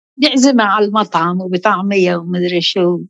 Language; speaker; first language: Arabic; native; Arabic